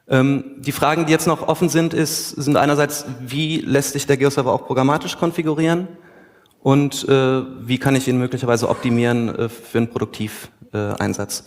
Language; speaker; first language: German; native; German